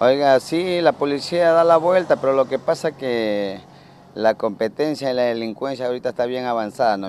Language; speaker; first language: Spanish; native; Spanish